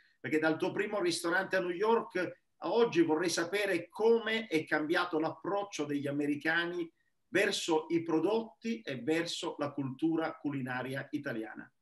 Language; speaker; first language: Italian; native; Italian